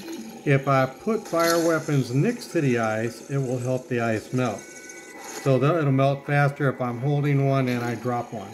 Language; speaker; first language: English; native; English